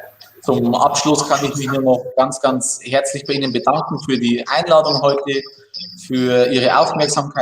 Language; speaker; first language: German; native; German